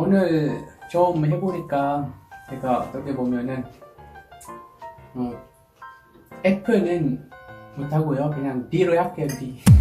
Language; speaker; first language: Korean; non-native, fluent; Malay